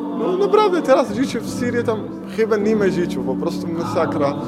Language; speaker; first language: Polish; non-native, learner; Arabic